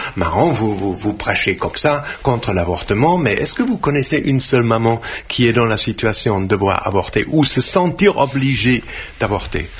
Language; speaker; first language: French; non-native, fluent; German